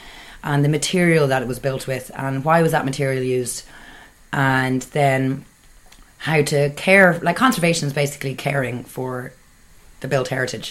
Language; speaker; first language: English; native; English